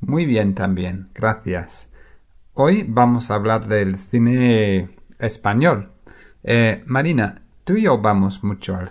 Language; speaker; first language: Spanish; non-native, fluent; English